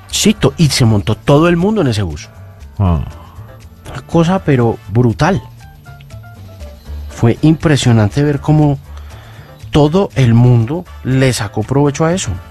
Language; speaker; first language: Spanish; native; Spanish